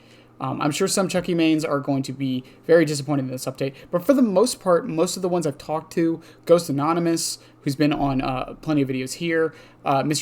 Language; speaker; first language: English; native; English